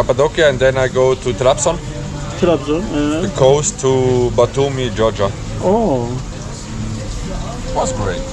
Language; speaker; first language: English; non-native, learner; German